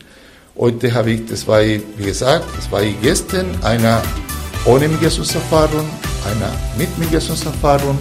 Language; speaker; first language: German; non-native, fluent; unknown